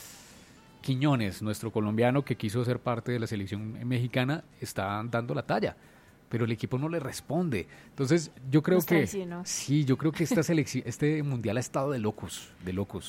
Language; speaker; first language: Spanish; native; Spanish